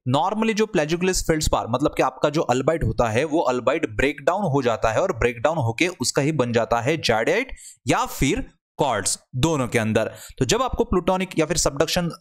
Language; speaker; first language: Hindi; non-native, local second language; Marathi